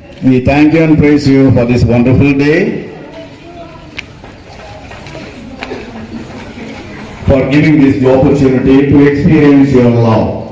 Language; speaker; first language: English; non-native, local second language; Telugu